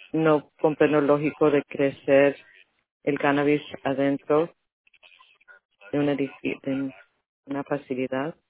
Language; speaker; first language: Spanish; early bilingual, heritage; Spanish